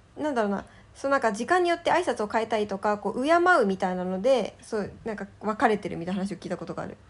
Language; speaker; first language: Japanese; native; Japanese